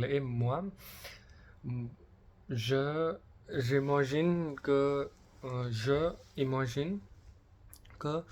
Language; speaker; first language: French; non-native, learner; English